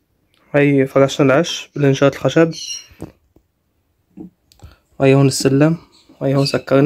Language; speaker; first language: Arabic; native; Arabic